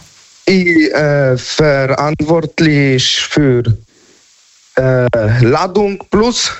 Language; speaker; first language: German; non-native, learner; Polish